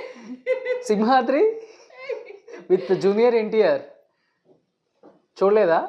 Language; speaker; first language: Telugu; native; Telugu